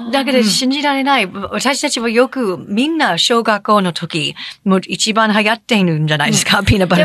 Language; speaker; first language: Japanese; non-native, fluent; English